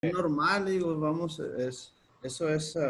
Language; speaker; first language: Spanish; native; Spanish